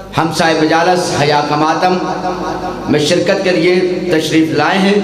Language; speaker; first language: Urdu; non-native, local second language; Punjabi